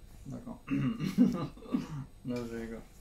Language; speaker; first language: French; non-native, learner; Turkish